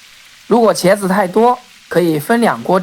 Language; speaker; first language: Chinese; native; Chinese